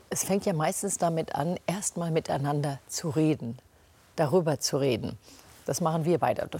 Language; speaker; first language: German; native; German